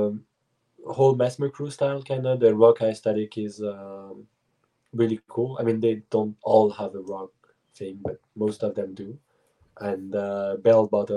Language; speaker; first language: English; non-native, fluent; French